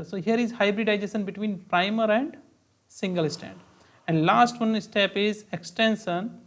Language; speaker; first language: English; non-native, local second language; Hindi